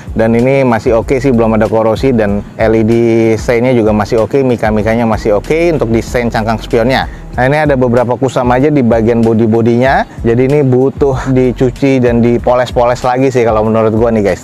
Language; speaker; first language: Indonesian; native; Indonesian